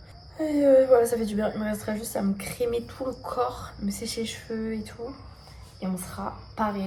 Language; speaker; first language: French; native; French